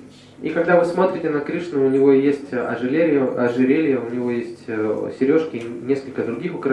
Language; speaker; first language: Russian; native; Russian